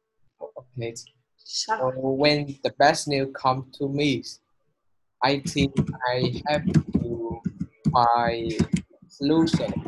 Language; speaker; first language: English; non-native, learner; Vietnamese